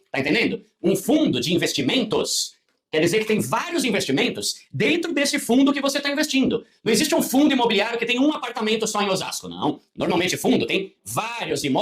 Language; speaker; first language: Portuguese; native; Portuguese